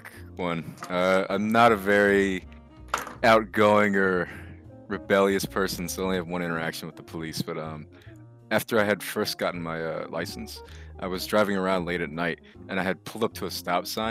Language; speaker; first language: English; native; English